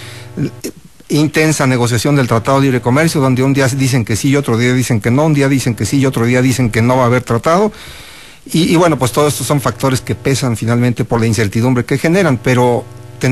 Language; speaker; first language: Spanish; native; Spanish